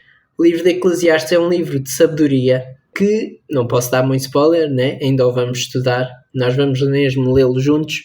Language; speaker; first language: Portuguese; native; Portuguese